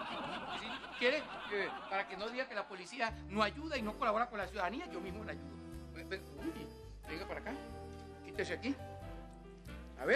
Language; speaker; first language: Spanish; native; Spanish